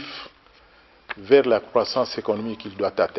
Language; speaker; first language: French; non-native, local second language; Luba-Lulua